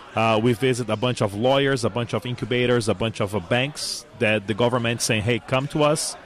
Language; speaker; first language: English; non-native, fluent; Portuguese